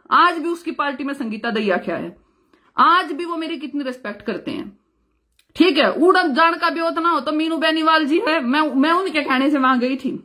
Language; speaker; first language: Hindi; native; Hindi